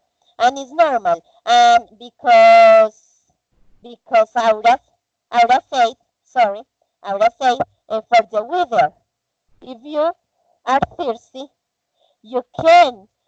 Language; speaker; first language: English; non-native, learner; Spanish